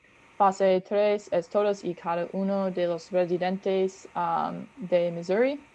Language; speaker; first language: Spanish; non-native, learner; English